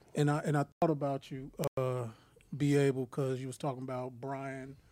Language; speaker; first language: English; native; English